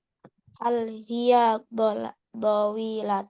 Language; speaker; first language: Arabic; non-native, learner; Indonesian